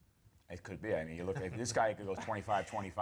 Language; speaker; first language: English; native; English